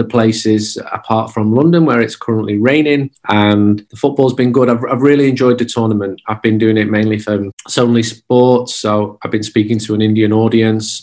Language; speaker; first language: English; native; English